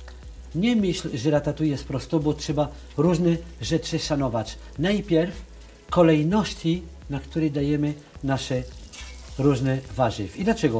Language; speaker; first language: Polish; non-native, learner; French